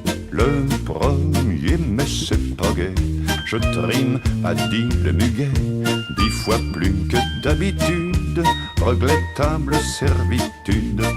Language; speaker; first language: French; native; French